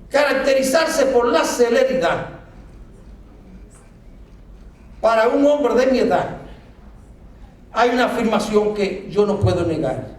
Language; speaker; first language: Spanish; native; Spanish